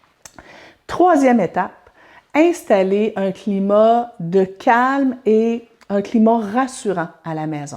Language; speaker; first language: French; native; French